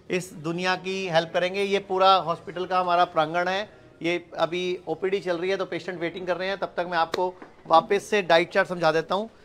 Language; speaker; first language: Hindi; native; Hindi